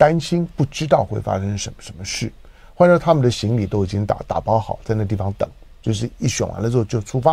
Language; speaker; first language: Chinese; native; Chinese